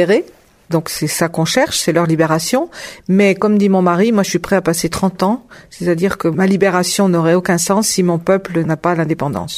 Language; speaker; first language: French; native; French